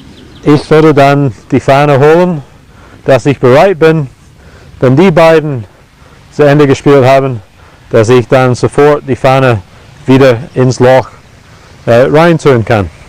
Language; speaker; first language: German; non-native, fluent; English